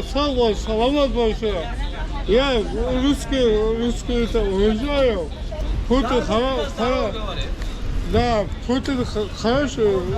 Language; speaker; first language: Russian; non-native, local second language; Tajik